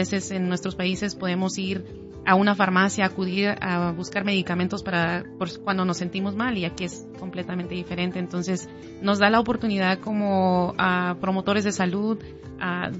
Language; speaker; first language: Spanish; native; Spanish